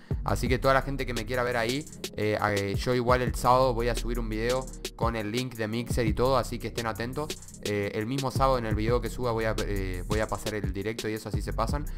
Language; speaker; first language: Spanish; native; Spanish